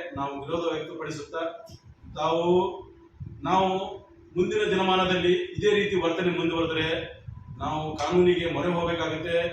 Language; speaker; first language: Kannada; non-native, local second language; Urdu